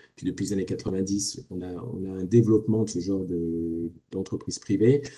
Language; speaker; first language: French; native; French